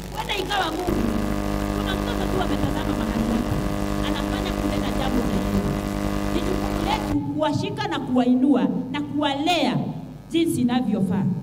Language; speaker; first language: Swahili; non-native, local second language; Kikuyu